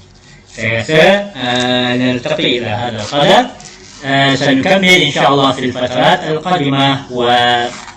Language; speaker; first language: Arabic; non-native, fluent; Malay